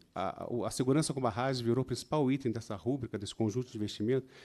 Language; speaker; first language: Portuguese; native; Portuguese